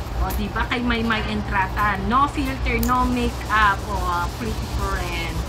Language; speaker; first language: Filipino; native; Filipino